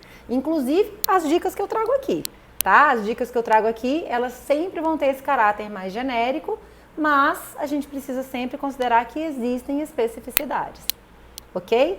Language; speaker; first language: Portuguese; native; Portuguese